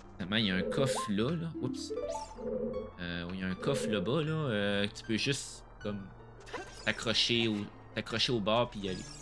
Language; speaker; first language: French; native; French